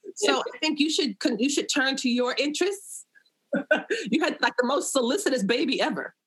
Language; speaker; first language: English; native; English